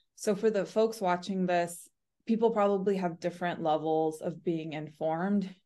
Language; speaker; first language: English; early bilingual, other home language; Urdu